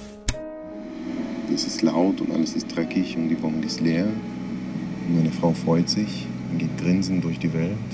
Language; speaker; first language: German; non-native, fluent; Hebrew